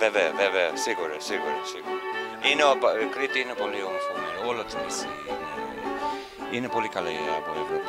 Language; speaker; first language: Greek; non-native, learner; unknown